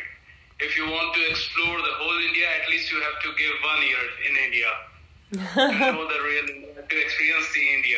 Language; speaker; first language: English; non-native, local second language; Hindi